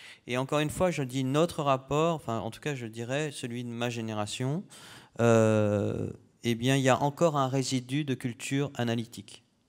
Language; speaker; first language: French; native; French